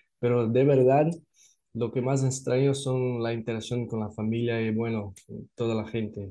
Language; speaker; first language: Spanish; non-native, fluent; Portuguese